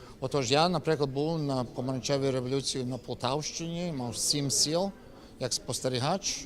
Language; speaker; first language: Ukrainian; early bilingual, heritage; Ukrainian